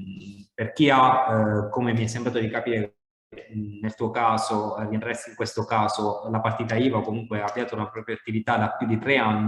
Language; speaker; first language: Italian; native; Italian